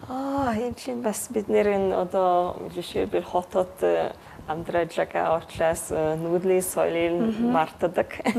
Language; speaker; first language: Mongolian; non-native, fluent; Hungarian